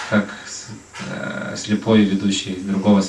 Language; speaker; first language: Russian; native; Russian